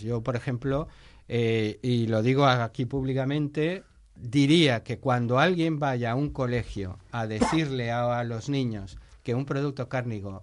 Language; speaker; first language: Spanish; native; Spanish